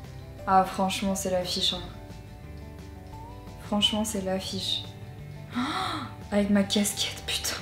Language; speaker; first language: French; native; French